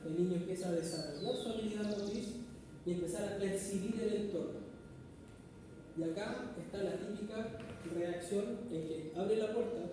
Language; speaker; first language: Spanish; native; Spanish